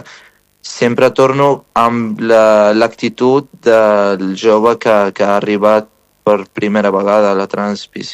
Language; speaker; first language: Catalan; non-native, fluent; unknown